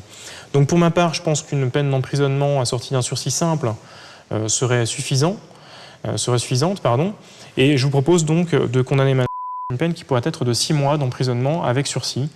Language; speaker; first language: French; native; French